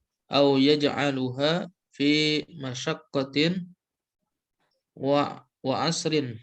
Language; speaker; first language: Arabic; non-native, learner; Indonesian